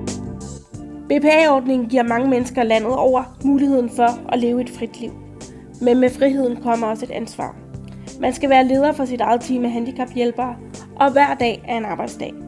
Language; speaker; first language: Danish; native; Danish